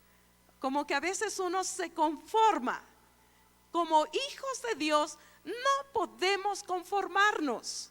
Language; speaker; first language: Spanish; native; Spanish